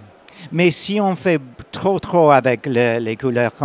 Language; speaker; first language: French; non-native, learner; English